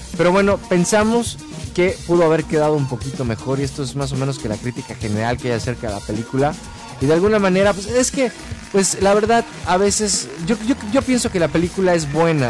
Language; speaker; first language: Spanish; native; Spanish